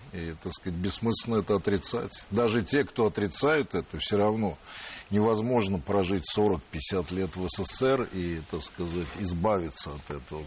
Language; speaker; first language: Russian; native; Russian